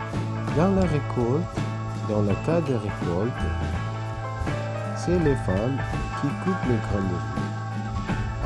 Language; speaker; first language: French; non-native, fluent; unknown